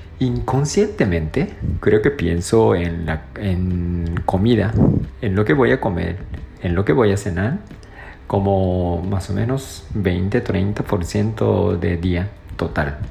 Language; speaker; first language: Spanish; non-native, learner; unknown